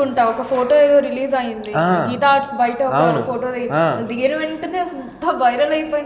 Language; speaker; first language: Telugu; native; Telugu